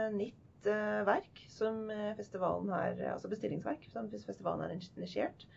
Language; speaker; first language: Norwegian; non-native, fluent; English